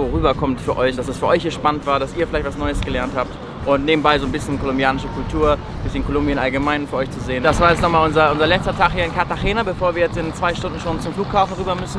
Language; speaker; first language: German; native; German